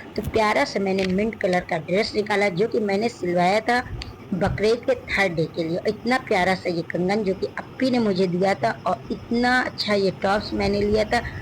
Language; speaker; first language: Hindi; native; Hindi